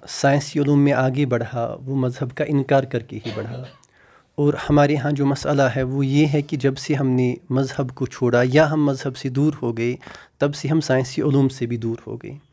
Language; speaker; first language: Urdu; non-native, local second language; Kashmiri